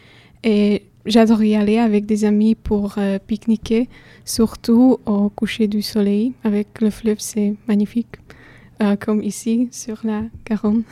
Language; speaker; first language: French; non-native, fluent; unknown